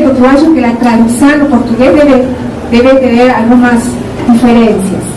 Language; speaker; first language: Portuguese; non-native, learner; Spanish